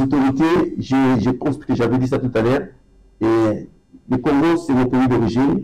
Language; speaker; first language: French; non-native, local second language; Lingala